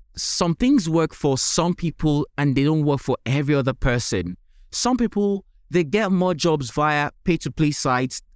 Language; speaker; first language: English; non-native, local second language; Yoruba